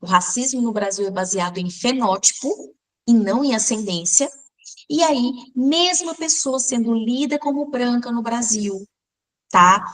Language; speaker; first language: Portuguese; native; Portuguese